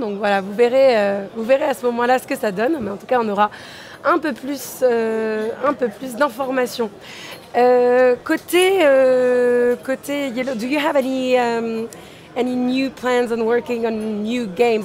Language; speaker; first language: French; native; French